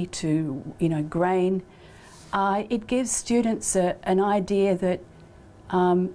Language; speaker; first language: English; native; English